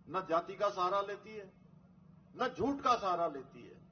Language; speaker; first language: Hindi; native; Hindi